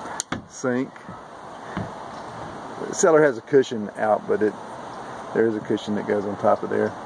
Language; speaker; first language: English; native; English